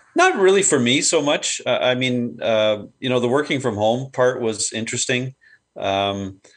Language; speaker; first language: English; native; English